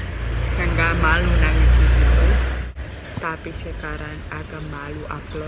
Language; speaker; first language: Indonesian; non-native, fluent; Spanish